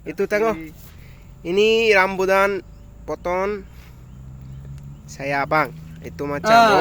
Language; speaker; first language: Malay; non-native, learner; Bangla